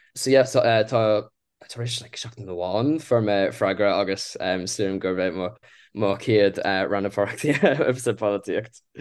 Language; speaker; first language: Irish; non-native, local second language; English